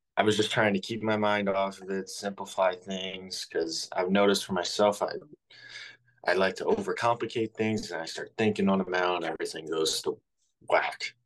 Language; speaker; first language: English; native; English